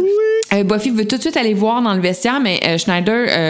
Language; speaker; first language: French; native; French